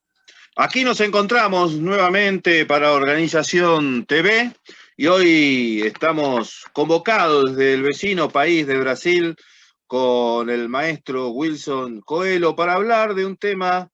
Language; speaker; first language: Spanish; native; Spanish